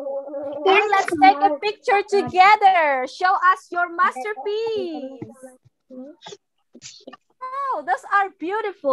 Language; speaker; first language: English; non-native, local second language; Indonesian